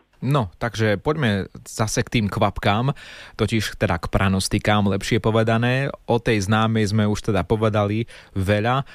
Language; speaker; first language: Slovak; native; Slovak